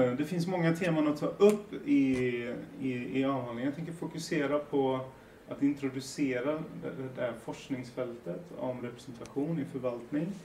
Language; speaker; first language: Swedish; early bilingual, other home language; Persian